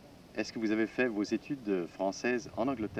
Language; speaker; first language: French; native; French